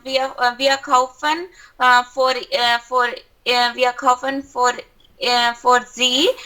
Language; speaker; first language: German; non-native, learner; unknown